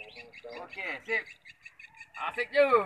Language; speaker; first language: Indonesian; native; Indonesian